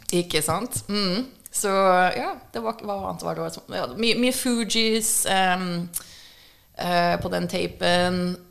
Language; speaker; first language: Norwegian; early bilingual, other home language; English